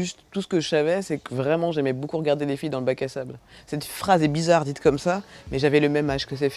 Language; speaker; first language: French; native; French